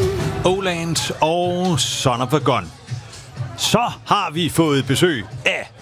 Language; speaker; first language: Danish; native; Danish